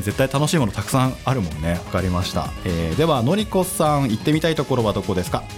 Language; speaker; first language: Japanese; native; Japanese